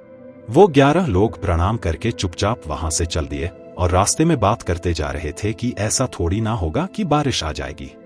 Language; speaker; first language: Hindi; native; Hindi